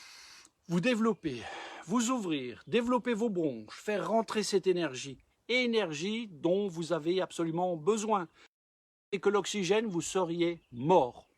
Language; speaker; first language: French; native; French